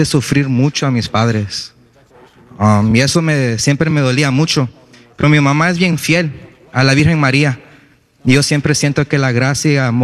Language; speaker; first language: Spanish; early bilingual, heritage; Spanish